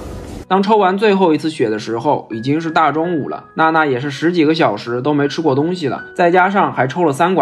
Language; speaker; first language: Chinese; native; Chinese